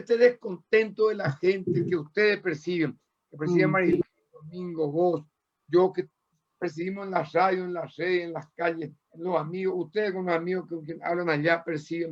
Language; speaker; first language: Spanish; native; Spanish